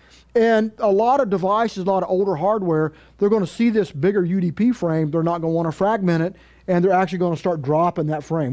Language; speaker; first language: English; native; English